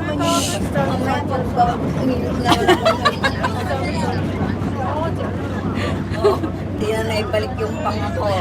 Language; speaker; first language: Filipino; native; Filipino